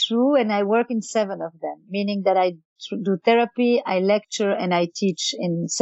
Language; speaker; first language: English; non-native, fluent; Yiddish